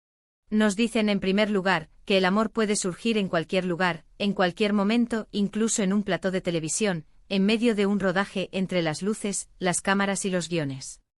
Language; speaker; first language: Spanish; native; Spanish